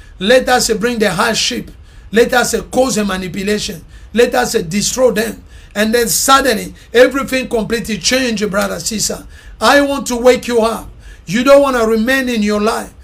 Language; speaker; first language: English; non-native, fluent; Lingala